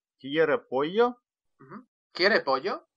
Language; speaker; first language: Spanish; non-native, fluent; Russian